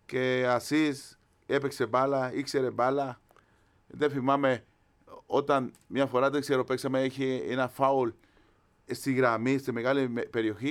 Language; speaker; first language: Greek; non-native, fluent; Spanish